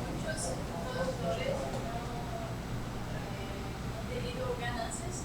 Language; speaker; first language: Spanish; non-native, learner; Portuguese